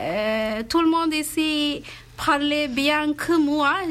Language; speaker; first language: French; non-native, learner; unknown